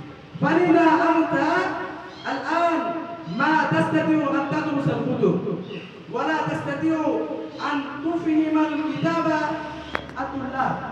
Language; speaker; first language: Arabic; non-native, fluent; Bangla